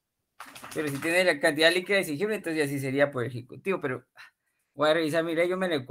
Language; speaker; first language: Spanish; native; Spanish